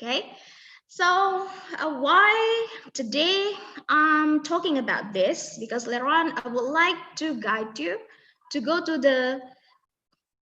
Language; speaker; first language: English; non-native, fluent; Indonesian